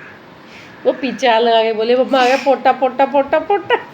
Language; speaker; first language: Hindi; native; Hindi